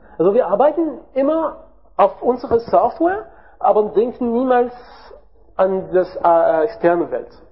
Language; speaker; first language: German; non-native, learner; French